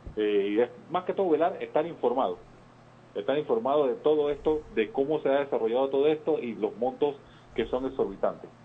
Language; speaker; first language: Spanish; native; Spanish